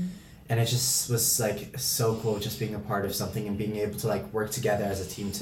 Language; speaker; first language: English; native; English